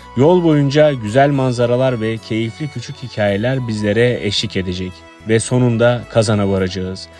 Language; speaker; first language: Turkish; native; Turkish